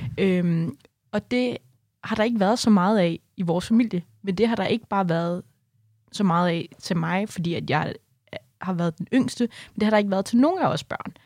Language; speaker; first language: Danish; early bilingual, other home language; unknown